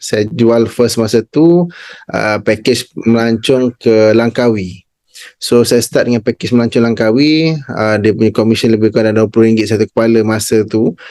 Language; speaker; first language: Malay; native; Malay